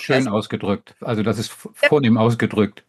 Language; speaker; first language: German; native; German